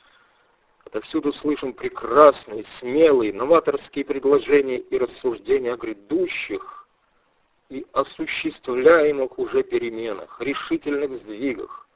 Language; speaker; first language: Russian; native; Russian